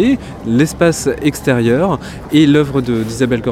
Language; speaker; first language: French; native; French